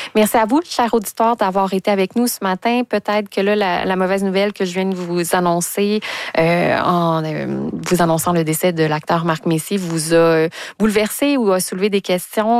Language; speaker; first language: French; native; French